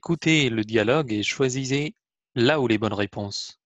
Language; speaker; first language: French; non-native, fluent; Arabic